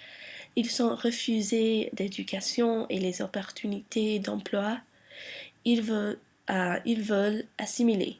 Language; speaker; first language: French; non-native, learner; English